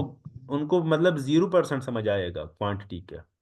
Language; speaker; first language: Hindi; non-native, local second language; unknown